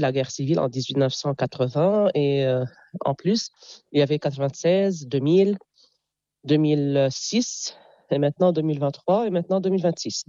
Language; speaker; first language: French; non-native, local second language; Arabic